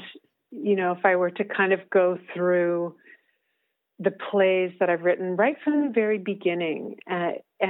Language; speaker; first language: English; native; English